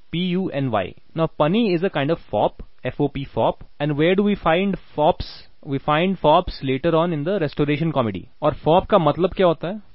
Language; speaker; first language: English; non-native, local second language; Hindi